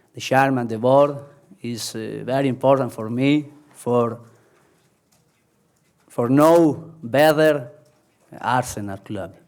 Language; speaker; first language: English; non-native, learner; Spanish